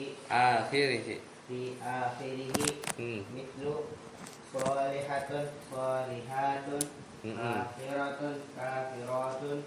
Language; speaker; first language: Arabic; non-native, learner; Indonesian